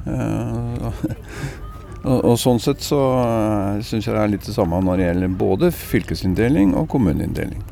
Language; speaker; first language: Norwegian; native; Norwegian